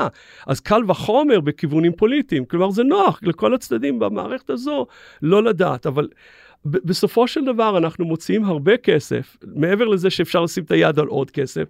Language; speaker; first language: Hebrew; native; Hebrew